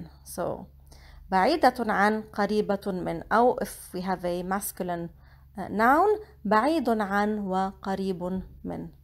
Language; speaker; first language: Arabic; non-native, fluent; English